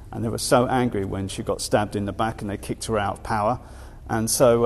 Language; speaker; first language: English; native; English